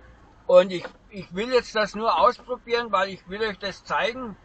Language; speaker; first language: German; native; German